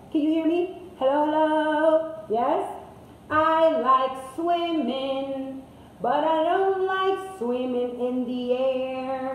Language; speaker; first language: English; non-native, fluent; Spanish